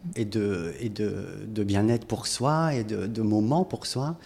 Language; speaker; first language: French; native; French